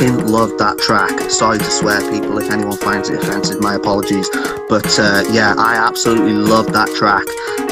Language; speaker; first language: English; native; English